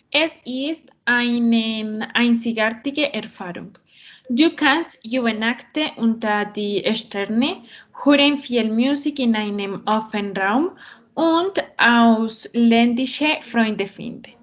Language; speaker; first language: German; non-native, learner; Spanish